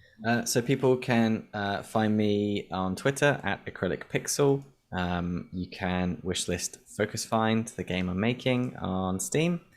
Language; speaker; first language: English; native; English